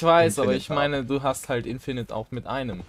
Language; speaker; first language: German; native; German